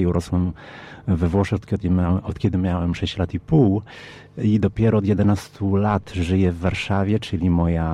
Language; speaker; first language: Polish; early bilingual, heritage; Polish